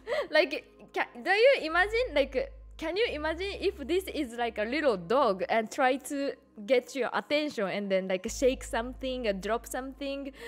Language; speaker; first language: English; non-native, fluent; Japanese